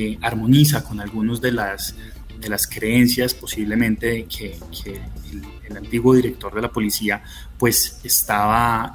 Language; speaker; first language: Spanish; native; Spanish